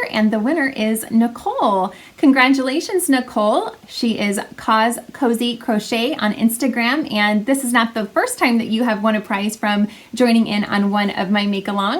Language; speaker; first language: English; native; English